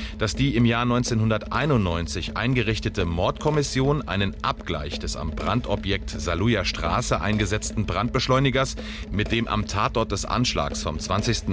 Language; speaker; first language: German; native; German